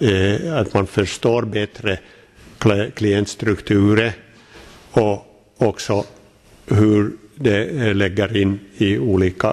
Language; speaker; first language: Swedish; non-native, local second language; Finnish